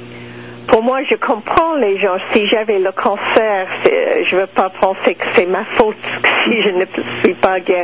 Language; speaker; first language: French; non-native, local second language; English